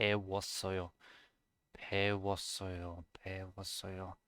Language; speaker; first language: Korean; non-native, learner; German